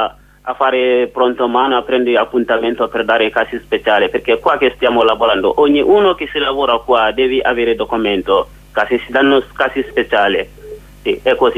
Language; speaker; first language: Italian; non-native, learner; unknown